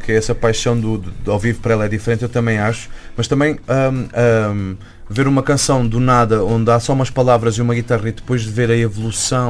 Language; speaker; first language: Portuguese; native; Portuguese